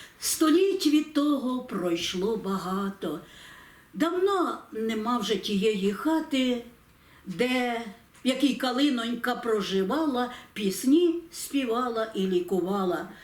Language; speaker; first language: Ukrainian; native; Ukrainian